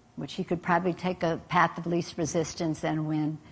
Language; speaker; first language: English; native; English